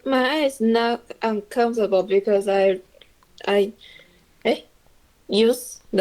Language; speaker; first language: English; non-native, learner; Chinese